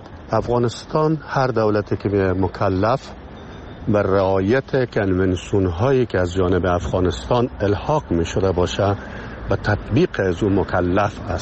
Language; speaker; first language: Persian; native; Persian